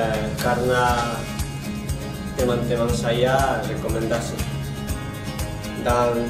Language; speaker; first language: Indonesian; non-native, learner; Spanish